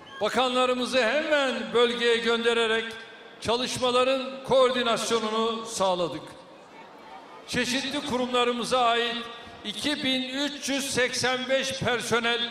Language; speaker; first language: Turkish; native; Turkish